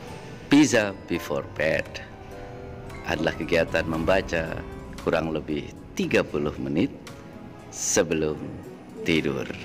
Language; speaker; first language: Indonesian; native; Indonesian